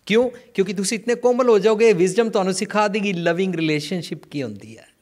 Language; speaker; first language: Hindi; non-native, local second language; Punjabi